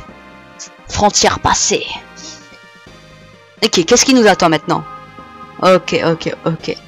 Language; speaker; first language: French; native; French